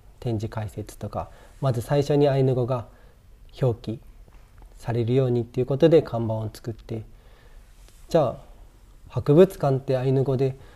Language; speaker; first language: Japanese; native; Japanese